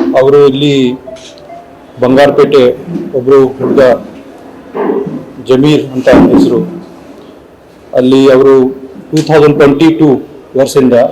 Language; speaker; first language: Kannada; non-native, local second language; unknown